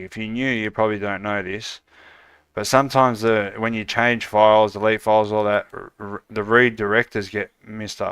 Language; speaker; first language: English; native; English